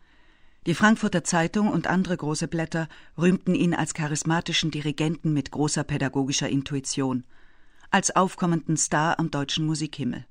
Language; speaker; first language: German; native; German